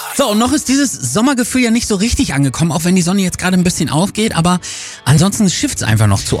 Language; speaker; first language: German; native; German